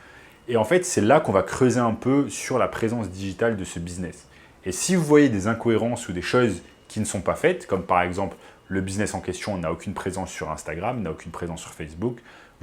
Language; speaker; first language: French; native; French